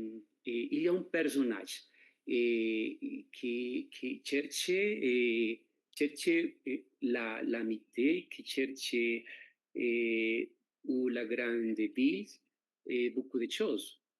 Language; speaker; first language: French; non-native, fluent; Spanish